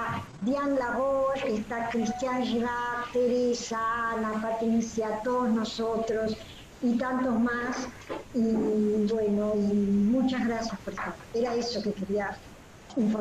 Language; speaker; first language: Spanish; native; Spanish